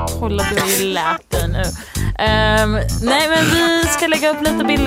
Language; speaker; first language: Swedish; early bilingual, heritage; Swedish